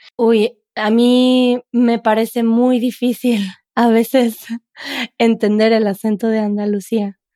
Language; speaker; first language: Spanish; native; Spanish